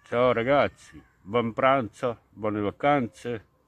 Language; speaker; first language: Italian; non-native, learner; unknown